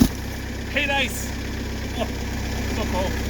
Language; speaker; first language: English; native; English